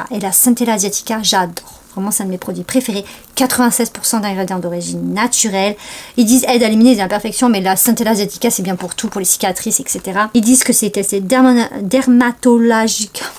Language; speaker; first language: French; native; French